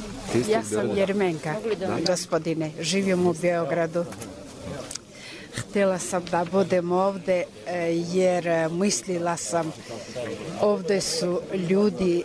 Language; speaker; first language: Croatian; non-native, fluent; Armenian